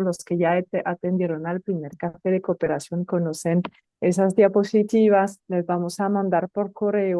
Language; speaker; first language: Spanish; non-native, fluent; French